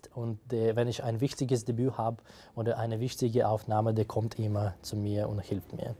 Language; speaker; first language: German; non-native, fluent; Russian